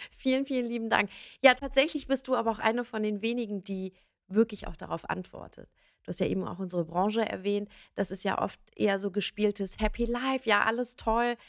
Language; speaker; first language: German; early bilingual, other home language; Persian